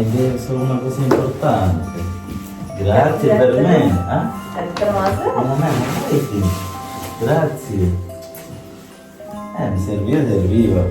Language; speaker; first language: Italian; non-native, learner; Sinhala